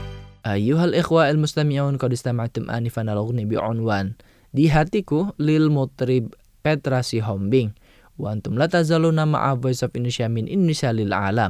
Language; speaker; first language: Arabic; non-native, fluent; Indonesian